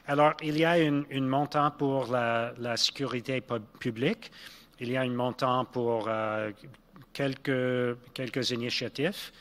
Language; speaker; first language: French; non-native, local second language; English